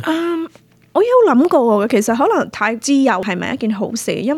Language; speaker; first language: Cantonese; early bilingual, heritage; Cantonese